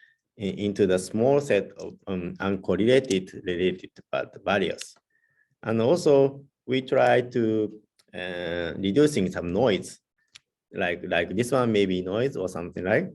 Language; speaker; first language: English; non-native, learner; Japanese